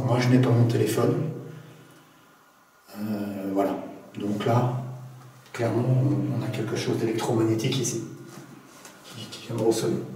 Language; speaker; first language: French; native; French